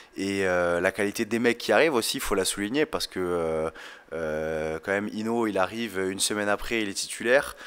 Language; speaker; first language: French; native; French